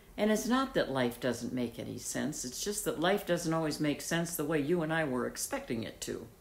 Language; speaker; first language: English; native; English